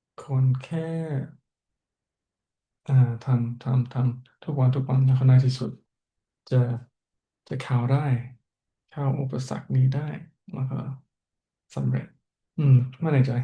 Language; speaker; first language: Thai; non-native, learner; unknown